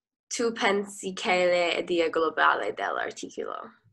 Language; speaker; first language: Italian; non-native, learner; English